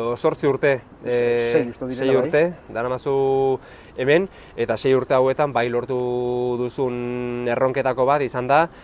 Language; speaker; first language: Basque; native; Basque